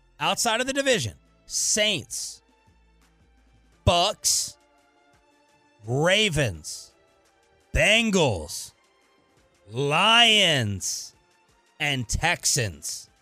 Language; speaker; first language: English; native; English